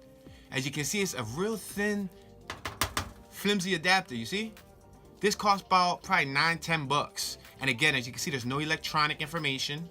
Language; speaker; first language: English; native; English